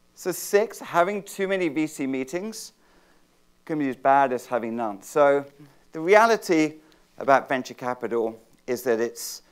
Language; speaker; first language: English; native; English